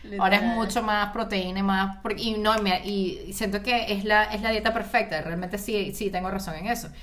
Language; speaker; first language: Spanish; native; Spanish